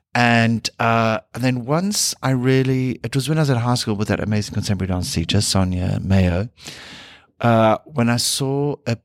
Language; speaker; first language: English; native; English